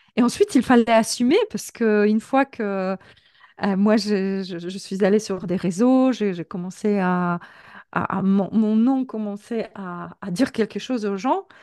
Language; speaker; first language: French; non-native, fluent; Polish